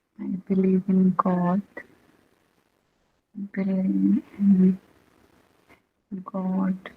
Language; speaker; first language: English; non-native, learner; Hindi